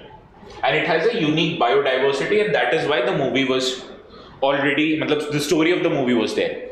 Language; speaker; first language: English; non-native, local second language; Hindi